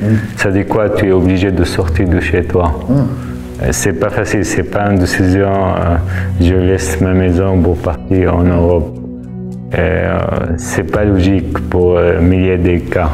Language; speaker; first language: French; non-native, fluent; Arabic